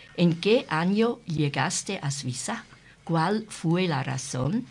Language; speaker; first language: Spanish; non-native, learner; German